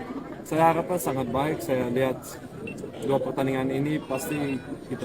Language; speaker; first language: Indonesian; non-native, learner; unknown